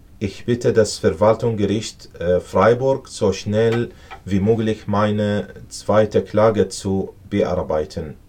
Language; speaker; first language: German; non-native, learner; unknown